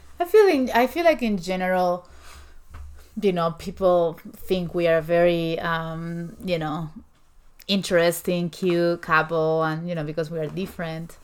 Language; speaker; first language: English; non-native, fluent; Spanish